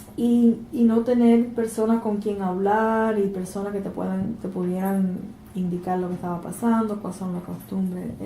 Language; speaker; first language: Spanish; native; Spanish